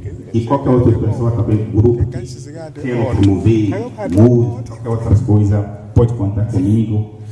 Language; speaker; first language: Portuguese; non-native, learner; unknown